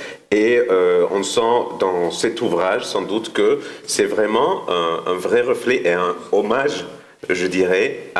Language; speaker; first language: French; non-native, fluent; Spanish